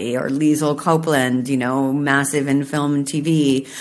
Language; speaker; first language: English; native; English